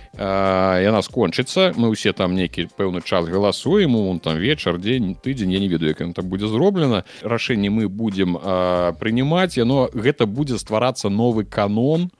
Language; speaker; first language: Belarusian; non-native, local second language; Russian